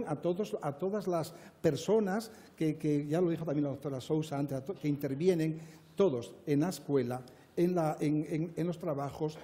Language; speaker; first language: Spanish; native; Spanish